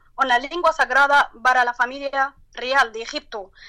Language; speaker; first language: Spanish; non-native, learner; Turkish